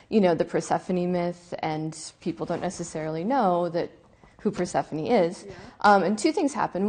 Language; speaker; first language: English; native; English